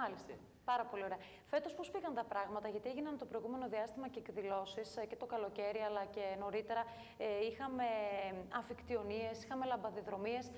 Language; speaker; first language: Greek; native; Greek